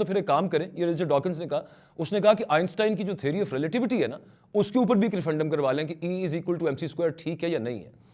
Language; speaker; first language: Urdu; non-native, local second language; Punjabi